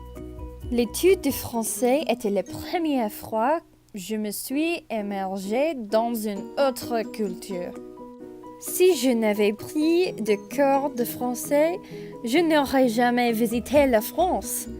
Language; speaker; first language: French; non-native, fluent; English